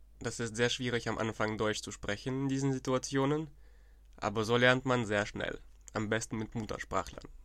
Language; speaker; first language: German; non-native, fluent; Ukrainian